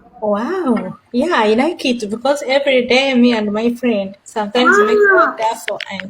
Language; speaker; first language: English; non-native, learner; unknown